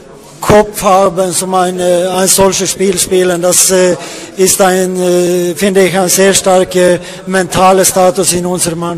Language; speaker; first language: German; non-native, fluent; Swedish